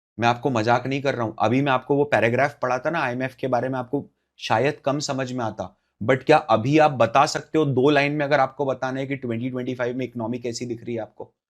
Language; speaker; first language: Hindi; native; Hindi